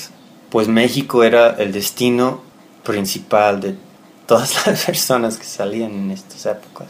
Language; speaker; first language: Spanish; non-native, fluent; English